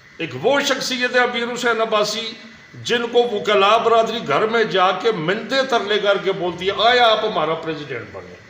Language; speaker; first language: Urdu; non-native, local second language; Northern Hindko